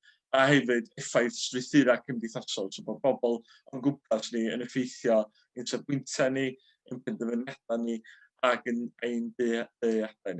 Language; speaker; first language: Welsh; native; Welsh